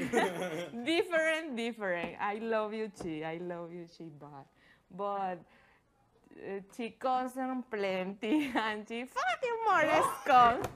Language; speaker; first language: English; non-native, learner; Spanish